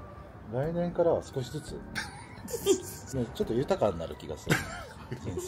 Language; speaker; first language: Japanese; native; Japanese